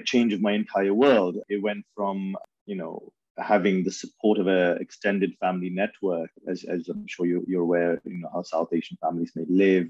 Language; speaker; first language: English; early bilingual, other home language; Urdu